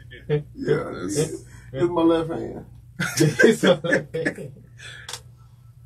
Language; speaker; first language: English; native; English